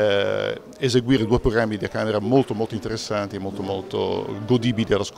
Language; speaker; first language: Italian; native; Italian